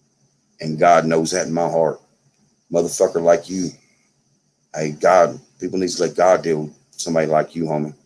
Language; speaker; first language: English; native; English